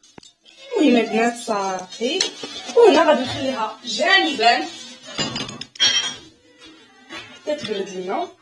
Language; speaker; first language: Arabic; native; Arabic